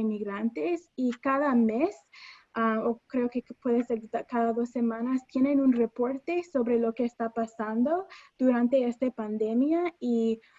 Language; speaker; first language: Spanish; non-native, fluent; English